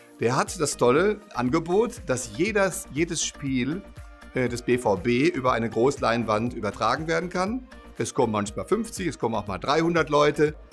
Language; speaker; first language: German; native; German